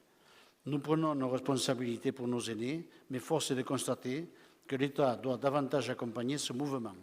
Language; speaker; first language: French; native; French